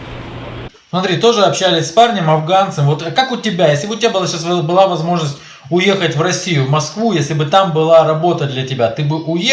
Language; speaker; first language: Russian; native; Russian